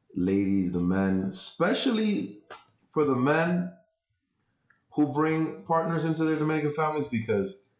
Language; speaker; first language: English; early bilingual, other home language; Spanish